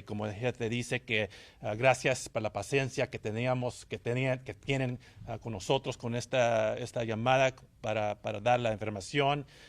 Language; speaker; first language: Spanish; early bilingual, heritage; Spanish